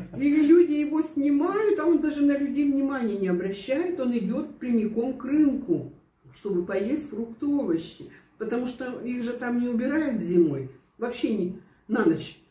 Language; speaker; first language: Russian; native; Russian